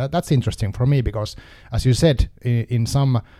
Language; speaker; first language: English; non-native, fluent; Finnish